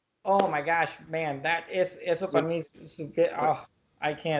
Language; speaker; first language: English; early bilingual, other home language; Spanish